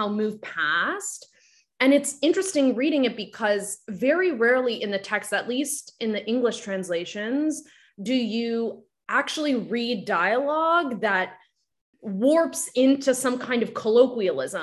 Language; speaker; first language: English; non-native, fluent; Japanese